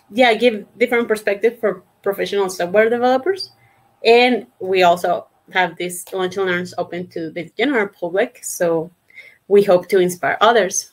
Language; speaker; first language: English; non-native, fluent; Spanish